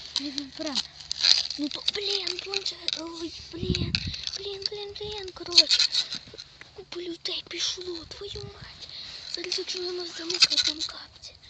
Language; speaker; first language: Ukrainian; native; Ukrainian